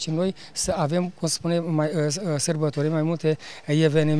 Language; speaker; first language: Romanian; native; Romanian